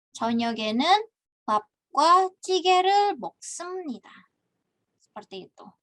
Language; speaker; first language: Korean; non-native, fluent; Indonesian